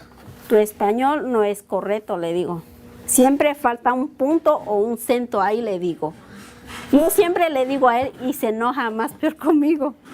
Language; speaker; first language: Spanish; non-native, local second language; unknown